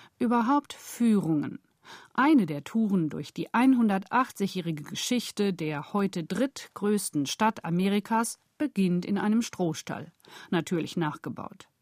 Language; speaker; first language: German; native; German